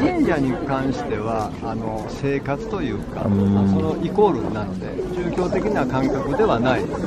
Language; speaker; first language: Japanese; native; Japanese